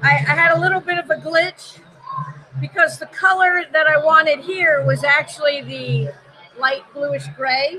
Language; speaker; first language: English; native; English